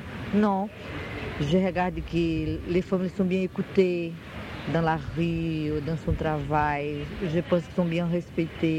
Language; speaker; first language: French; non-native, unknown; Portuguese